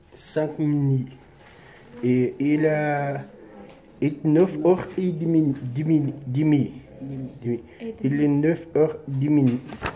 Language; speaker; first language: French; non-native, learner; Portuguese